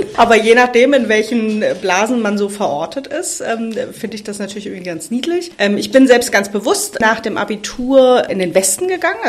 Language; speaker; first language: German; native; German